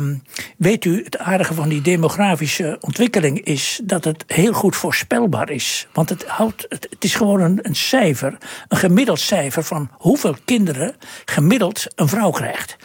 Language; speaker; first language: Dutch; native; Dutch